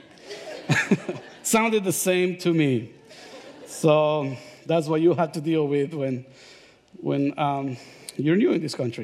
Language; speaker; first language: English; non-native, fluent; Spanish